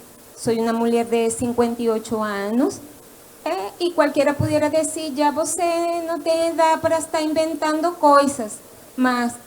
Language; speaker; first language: Portuguese; non-native, learner; Spanish